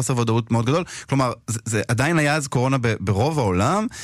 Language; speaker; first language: Hebrew; native; Hebrew